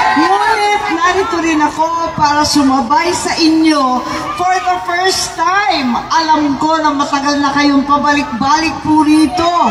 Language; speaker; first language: Filipino; non-native, local second language; Cebuano